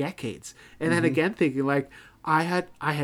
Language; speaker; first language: English; native; English